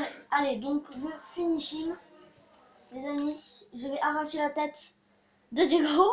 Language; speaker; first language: French; native; French